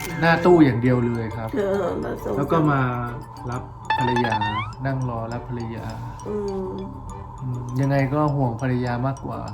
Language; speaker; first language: Thai; native; Thai